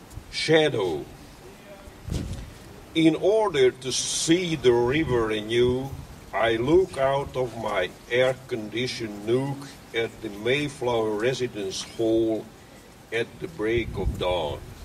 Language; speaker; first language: English; non-native, fluent; Hungarian